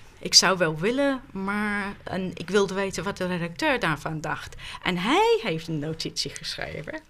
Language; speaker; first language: Dutch; non-native, fluent; English